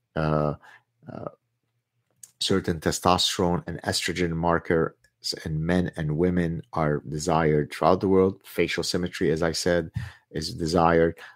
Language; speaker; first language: English; early bilingual, other home language; Arabic